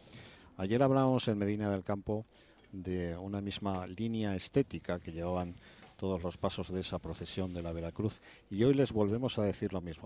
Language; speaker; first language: Spanish; native; Spanish